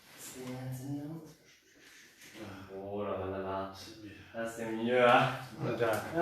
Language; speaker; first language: French; non-native, learner; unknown